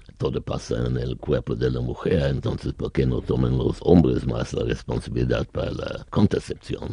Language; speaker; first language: Spanish; non-native, learner; German